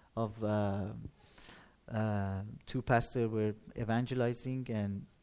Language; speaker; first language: English; non-native, learner; Persian